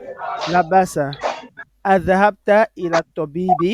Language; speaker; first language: Arabic; non-native, fluent; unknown